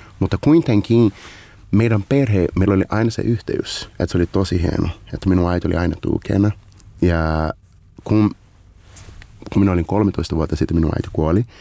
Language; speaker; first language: Finnish; non-native, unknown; Portuguese